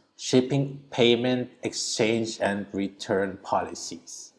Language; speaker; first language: English; early bilingual, other home language; Thai